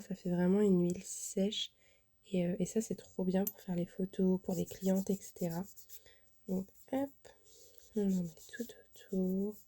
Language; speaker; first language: French; native; French